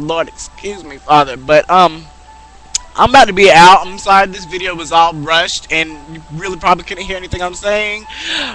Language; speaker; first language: English; native; English